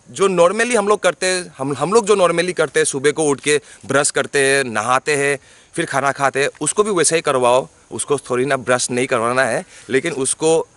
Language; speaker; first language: Hindi; non-native, local second language; Bangla